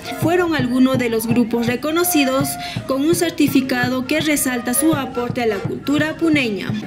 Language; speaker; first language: Spanish; native; Spanish